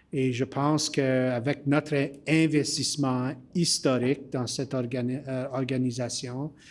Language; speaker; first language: French; early bilingual, heritage; French